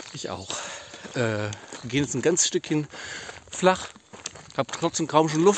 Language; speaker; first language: German; native; German